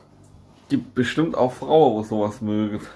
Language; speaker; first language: German; native; German